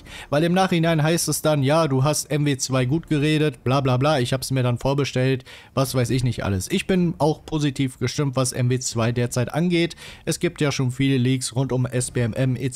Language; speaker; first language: German; native; German